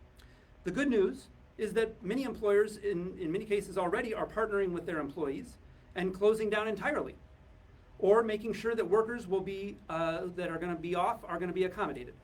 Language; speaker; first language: English; native; English